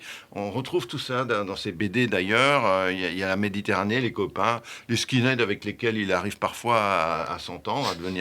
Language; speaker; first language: French; native; French